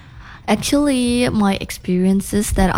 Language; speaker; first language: English; non-native, fluent; Indonesian